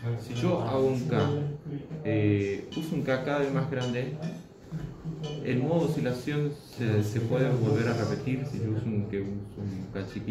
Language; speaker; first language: Spanish; native; Spanish